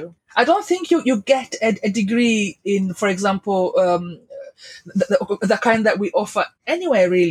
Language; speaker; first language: English; non-native, local second language; Swahili